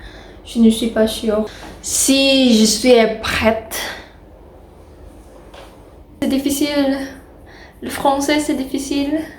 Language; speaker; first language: French; non-native, learner; Indonesian